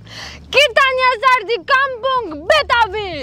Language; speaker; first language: Indonesian; non-native, learner; Russian